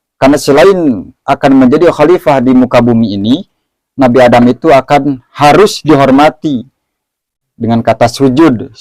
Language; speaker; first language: Indonesian; non-native, local second language; Sundanese